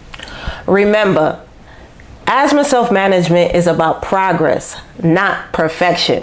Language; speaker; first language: English; native; English